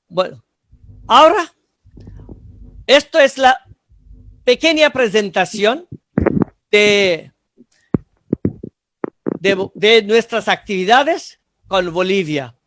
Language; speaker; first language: Spanish; non-native, fluent; Bangla